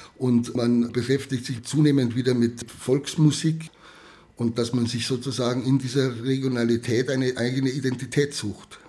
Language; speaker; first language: German; native; German